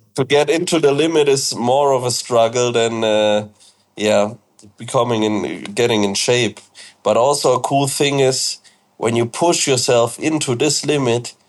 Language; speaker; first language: English; non-native, fluent; German